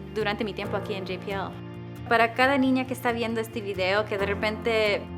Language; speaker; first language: Spanish; early bilingual, other home language; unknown